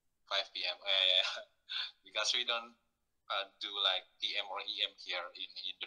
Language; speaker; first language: English; non-native, fluent; Indonesian